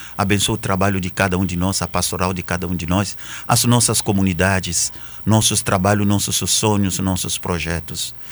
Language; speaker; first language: Portuguese; non-native, fluent; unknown